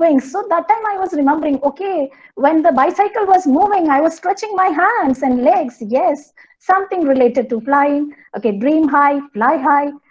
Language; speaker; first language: English; non-native, local second language; Malayalam